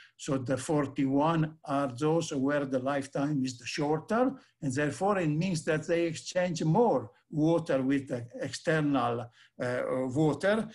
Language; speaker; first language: English; non-native, fluent; Italian